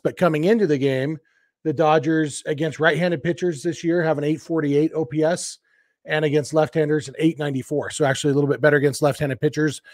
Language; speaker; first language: English; native; English